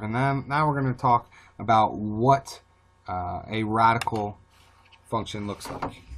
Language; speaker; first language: English; native; English